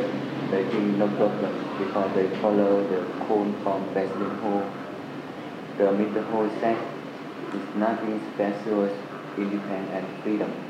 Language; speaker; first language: English; non-native, learner; Vietnamese